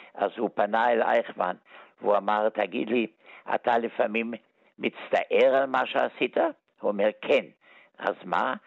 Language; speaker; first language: Hebrew; early bilingual, other home language; German